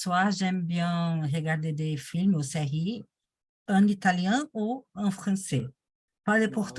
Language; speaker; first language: French; non-native, learner; Portuguese